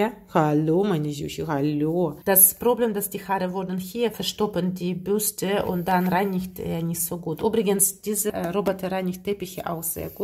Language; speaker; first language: German; non-native, fluent; Russian